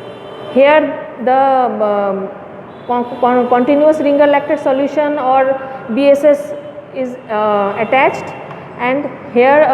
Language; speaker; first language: English; non-native, local second language; Bangla